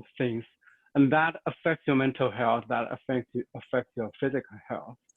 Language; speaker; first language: English; non-native, fluent; Chinese